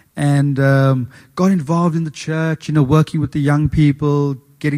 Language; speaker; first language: English; native; English